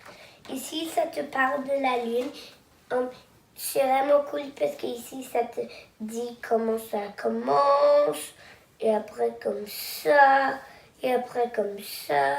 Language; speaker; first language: French; non-native, local second language; English